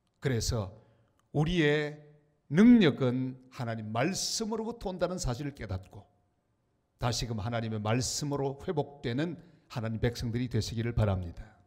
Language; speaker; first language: Korean; native; Korean